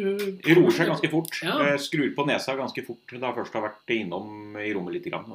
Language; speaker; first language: Norwegian; native; Norwegian